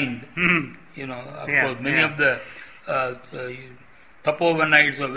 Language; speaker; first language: English; non-native, local second language; Tamil